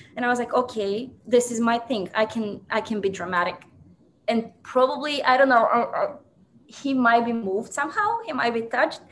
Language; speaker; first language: English; non-native, fluent; Bulgarian